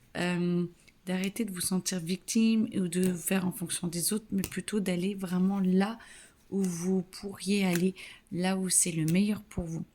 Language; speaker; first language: French; native; French